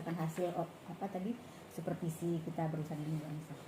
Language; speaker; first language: Indonesian; native; Indonesian